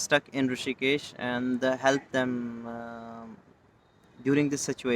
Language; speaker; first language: English; non-native, local second language; Hindi